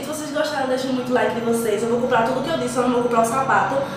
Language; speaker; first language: Portuguese; native; Portuguese